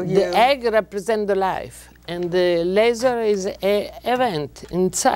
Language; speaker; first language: English; non-native, learner; Italian